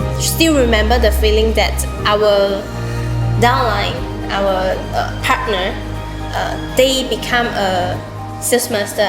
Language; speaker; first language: English; non-native, local second language; Malay